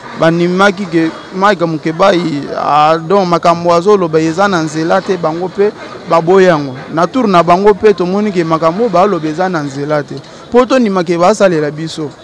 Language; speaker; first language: Lingala; native; Lingala